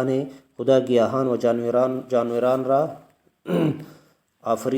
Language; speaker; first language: Persian; non-native, fluent; Urdu